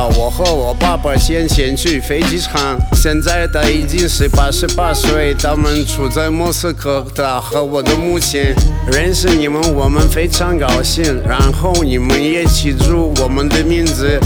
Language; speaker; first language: Chinese; non-native, learner; Russian